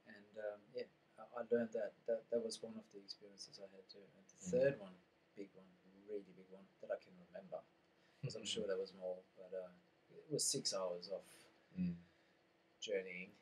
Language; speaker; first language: English; non-native, fluent; German